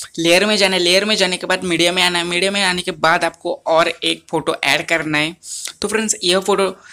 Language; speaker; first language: Hindi; non-native, local second language; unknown